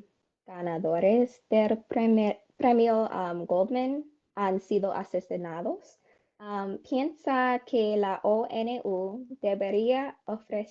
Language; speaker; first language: Spanish; non-native, learner; English